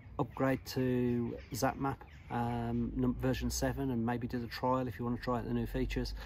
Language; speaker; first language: English; native; English